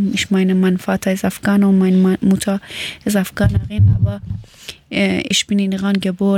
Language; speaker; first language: German; non-native, fluent; Persian